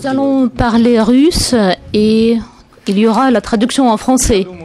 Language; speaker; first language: French; non-native, fluent; Russian